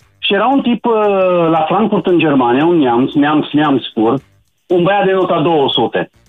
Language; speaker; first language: Romanian; native; Romanian